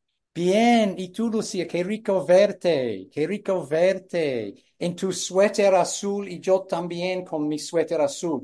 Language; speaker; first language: Spanish; non-native, fluent; English